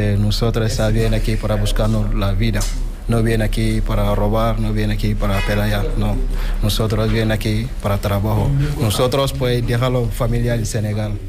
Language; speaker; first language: Spanish; non-native, learner; Wolof